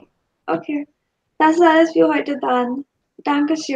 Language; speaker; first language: German; non-native, fluent; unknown